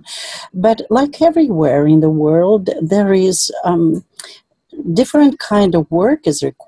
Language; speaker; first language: English; non-native, fluent; Russian